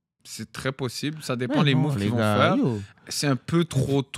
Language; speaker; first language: French; native; French